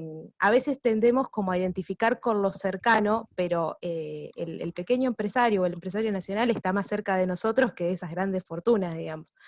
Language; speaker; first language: Spanish; native; Spanish